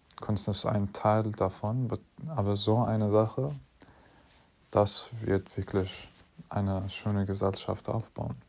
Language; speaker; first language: German; non-native, fluent; English